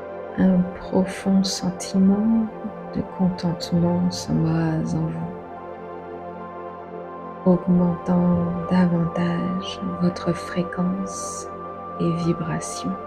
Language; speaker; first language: French; native; French